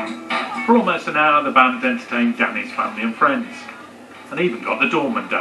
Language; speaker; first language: English; native; English